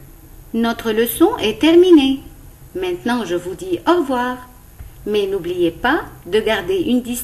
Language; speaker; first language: French; non-native, local second language; Arabic